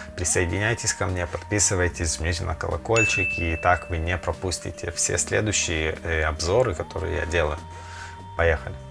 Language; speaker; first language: Russian; early bilingual, heritage; Russian